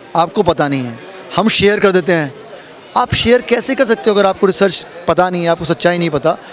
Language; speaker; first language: Hindi; native; Hindi